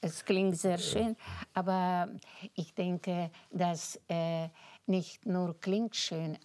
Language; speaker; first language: German; non-native, fluent; Russian